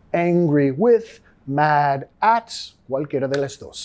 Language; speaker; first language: Spanish; non-native, fluent; English